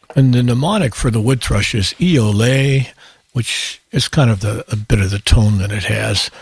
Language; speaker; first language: English; native; English